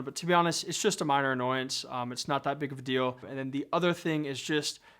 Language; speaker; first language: English; native; English